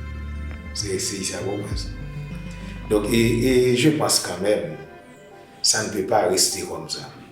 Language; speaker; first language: French; non-native, local second language; Haitian Creole